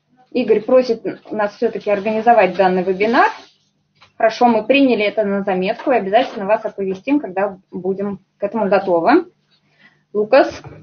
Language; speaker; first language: Russian; native; Russian